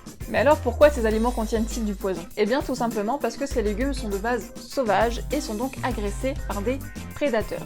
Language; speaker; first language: French; native; French